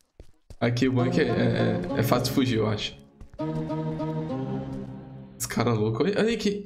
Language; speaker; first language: Portuguese; native; Portuguese